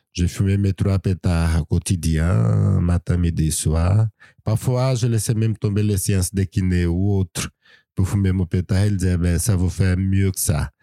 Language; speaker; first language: French; non-native, fluent; Portuguese